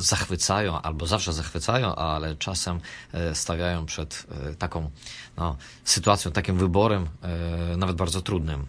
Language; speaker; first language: Polish; non-native, fluent; Russian